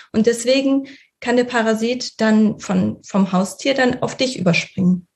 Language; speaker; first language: German; early bilingual, other home language; Russian